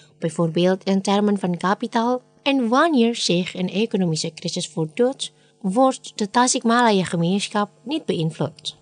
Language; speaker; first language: Dutch; non-native, fluent; Indonesian